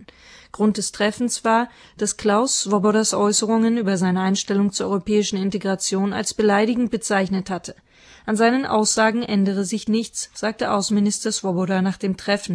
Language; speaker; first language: German; native; German